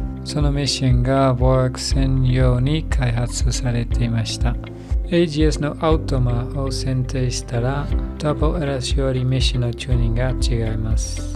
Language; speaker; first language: Japanese; non-native, learner; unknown